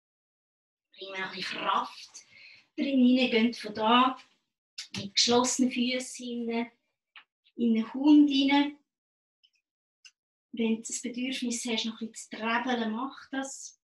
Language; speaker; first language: German; native; German